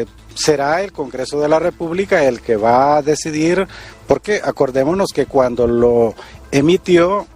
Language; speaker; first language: Spanish; native; Spanish